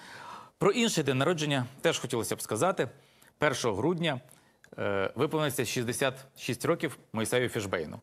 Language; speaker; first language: Ukrainian; native; Ukrainian